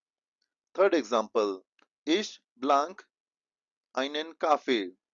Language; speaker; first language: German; non-native, fluent; Hindi